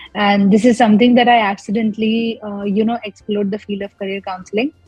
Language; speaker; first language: English; non-native, local second language; Gujarati